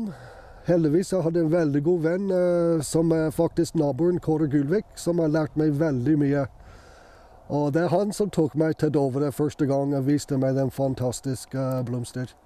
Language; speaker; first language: Norwegian; non-native, fluent; English